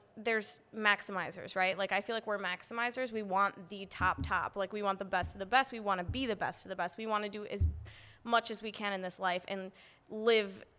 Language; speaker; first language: English; native; English